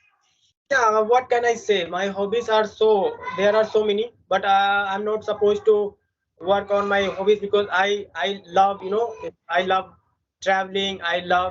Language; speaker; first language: English; non-native, local second language; Hindi